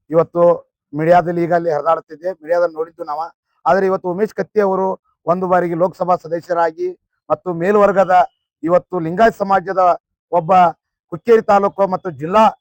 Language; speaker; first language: Kannada; native; Kannada